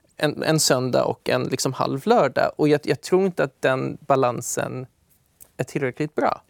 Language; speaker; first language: Swedish; early bilingual, other home language; Kurdish